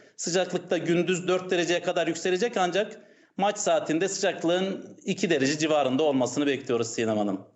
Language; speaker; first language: Turkish; native; Turkish